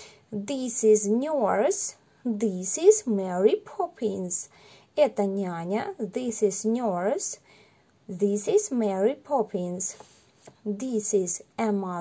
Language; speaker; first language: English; non-native, fluent; Russian